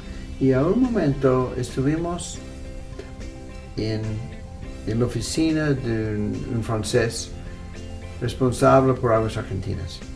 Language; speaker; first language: Spanish; non-native, fluent; English